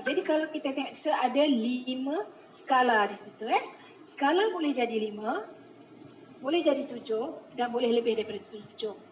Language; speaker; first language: Malay; native; Malay